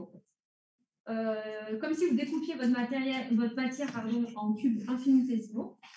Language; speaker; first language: French; native; French